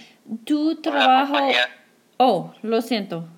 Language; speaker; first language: Spanish; non-native, fluent; English